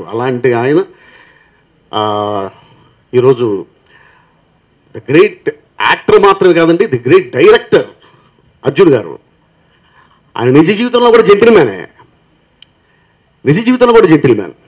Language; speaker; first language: Telugu; native; Telugu